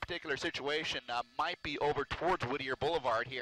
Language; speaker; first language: English; native; English